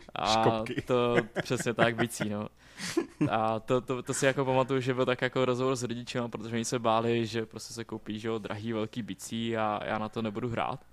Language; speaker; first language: Czech; native; Czech